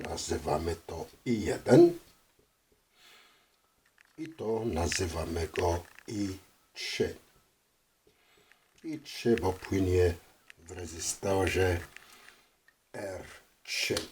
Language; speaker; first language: Polish; non-native, fluent; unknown